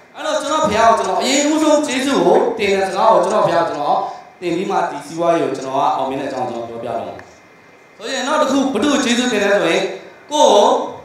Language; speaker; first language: Burmese; native; Burmese